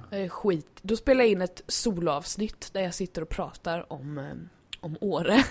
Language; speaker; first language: Swedish; native; Swedish